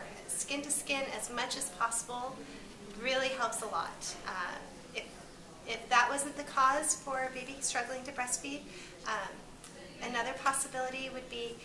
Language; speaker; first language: English; native; English